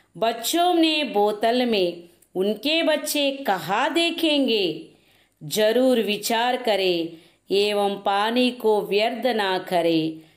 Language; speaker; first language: Hindi; non-native, local second language; Telugu